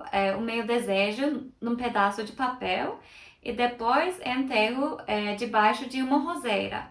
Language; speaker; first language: Portuguese; non-native, fluent; Turkish